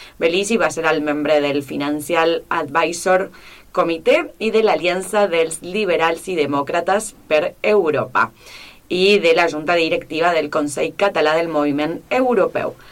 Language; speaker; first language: Catalan; non-native, fluent; Spanish